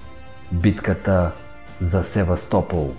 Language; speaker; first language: Bulgarian; native; Bulgarian